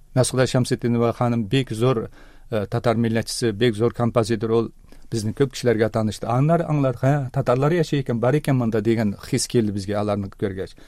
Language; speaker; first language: Tatar; early bilingual, heritage; Tatar